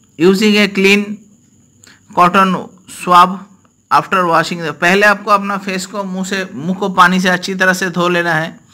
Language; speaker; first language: Hindi; non-native, local second language; Bangla